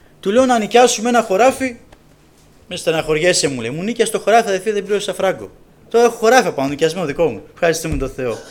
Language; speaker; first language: Greek; native; Greek